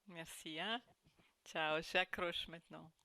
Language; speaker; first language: French; non-native, fluent; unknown